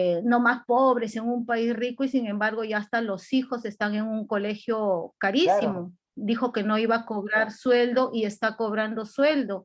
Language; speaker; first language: Spanish; native; Spanish